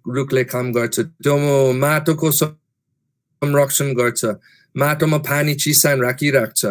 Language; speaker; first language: Nepali; non-native, fluent; English